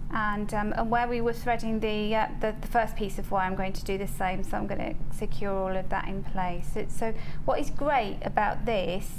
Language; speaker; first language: English; native; English